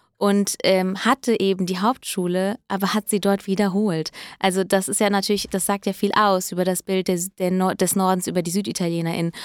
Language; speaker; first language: German; early bilingual, other home language; Italian